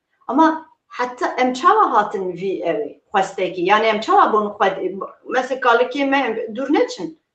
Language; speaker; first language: Kurdish; native; Kurdish